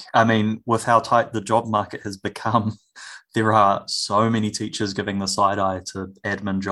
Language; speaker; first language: English; native; English